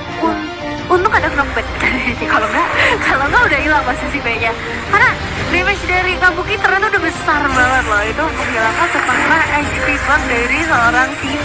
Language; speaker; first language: Indonesian; native; Indonesian